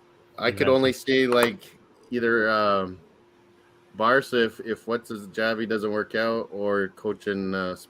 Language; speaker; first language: English; native; English